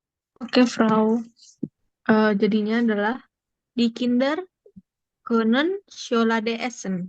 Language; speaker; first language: German; non-native, learner; Indonesian